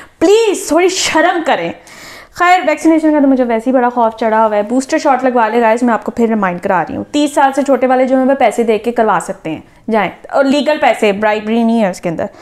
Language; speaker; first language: Urdu; native; Urdu